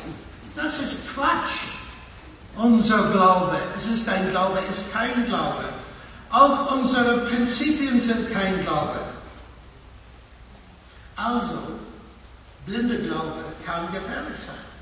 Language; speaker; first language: German; non-native, fluent; English